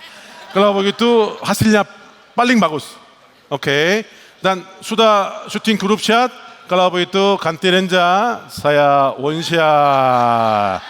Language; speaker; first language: Indonesian; non-native, learner; Korean